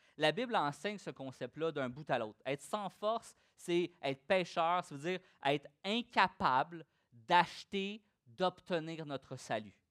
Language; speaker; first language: French; native; French